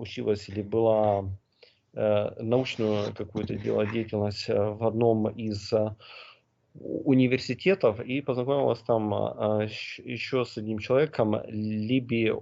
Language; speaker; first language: Russian; native; Russian